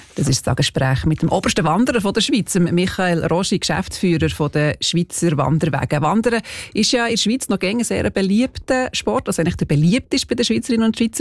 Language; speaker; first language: German; native; German